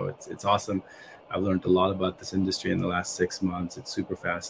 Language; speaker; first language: English; non-native, local second language; Nepali